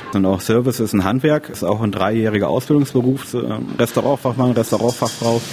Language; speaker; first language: German; native; German